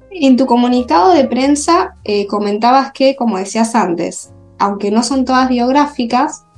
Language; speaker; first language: Spanish; native; Spanish